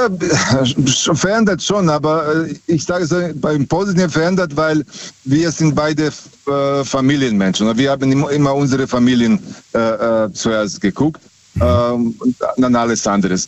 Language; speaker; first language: German; non-native, fluent; Serbian